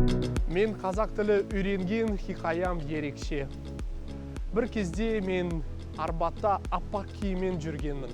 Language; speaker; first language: Kazakh; non-native, learner; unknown